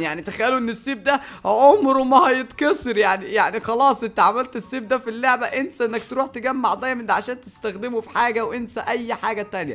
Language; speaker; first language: Arabic; native; Arabic